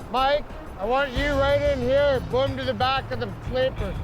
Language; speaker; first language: English; native; English